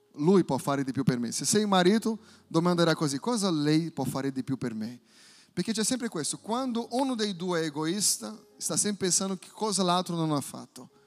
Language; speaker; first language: Italian; non-native, fluent; Portuguese